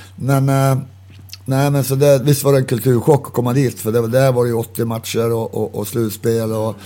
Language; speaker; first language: Swedish; native; Swedish